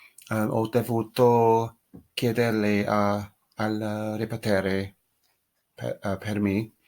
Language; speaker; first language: Italian; non-native, learner; English